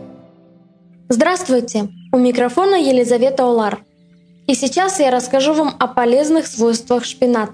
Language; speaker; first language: Russian; native; Russian